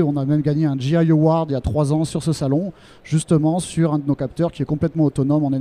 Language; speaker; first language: French; native; French